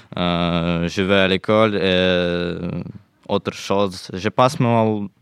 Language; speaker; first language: French; non-native, learner; Ukrainian